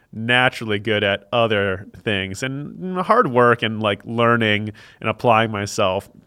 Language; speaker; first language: English; native; English